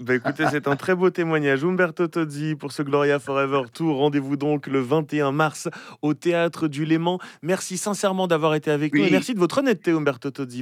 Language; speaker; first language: French; native; French